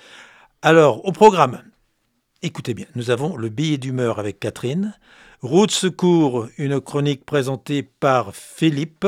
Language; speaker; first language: French; native; French